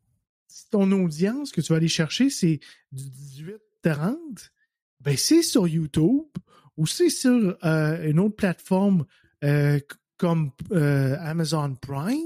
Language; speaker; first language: French; native; French